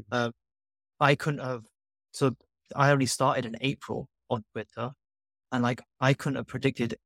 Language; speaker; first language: English; native; English